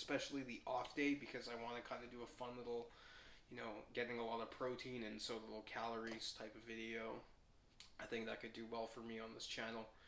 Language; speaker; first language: English; native; English